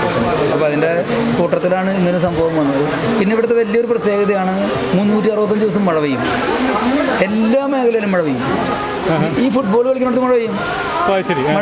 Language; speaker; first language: Malayalam; native; Malayalam